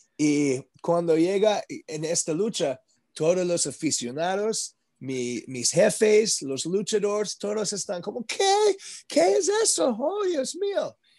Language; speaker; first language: Spanish; non-native, learner; English